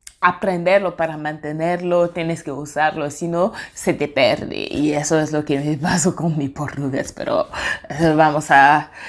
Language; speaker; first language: Spanish; non-native, fluent; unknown